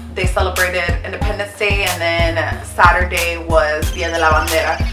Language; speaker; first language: English; native; English